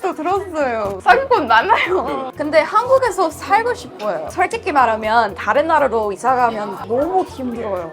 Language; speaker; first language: Korean; non-native, fluent; English